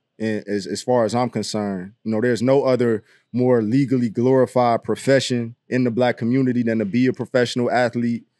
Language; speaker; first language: English; native; English